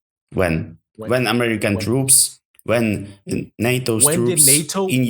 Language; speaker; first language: English; non-native, learner; Ukrainian